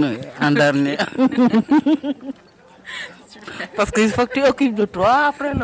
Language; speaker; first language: French; non-native, learner; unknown